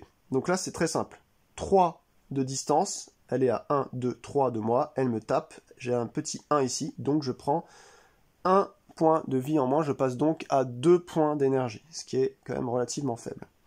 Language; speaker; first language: French; native; French